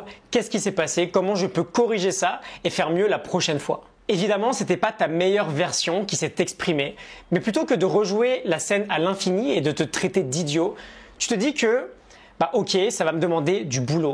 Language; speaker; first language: French; native; French